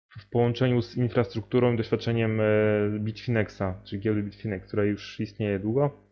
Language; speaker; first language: Polish; native; Polish